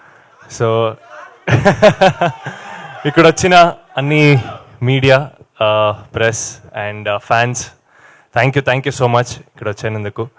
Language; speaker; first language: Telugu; non-native, learner; Kannada